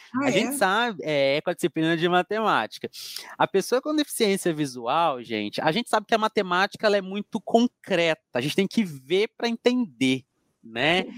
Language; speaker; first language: Portuguese; native; Portuguese